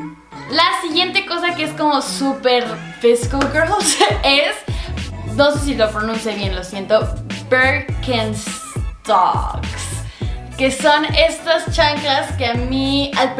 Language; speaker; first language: Spanish; native; Spanish